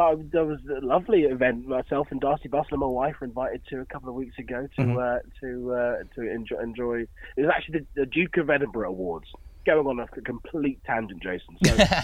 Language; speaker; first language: English; native; English